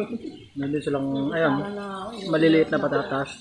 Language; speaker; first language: Filipino; native; Filipino